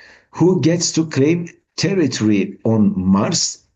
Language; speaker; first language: English; non-native, fluent; Turkish